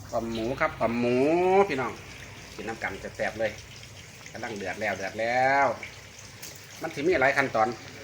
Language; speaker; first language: Thai; native; Thai